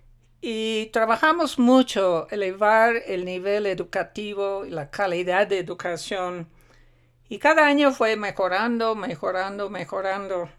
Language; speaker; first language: Spanish; non-native, fluent; English